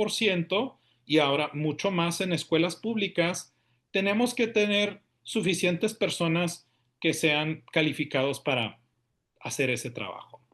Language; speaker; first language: Spanish; early bilingual, heritage; Spanish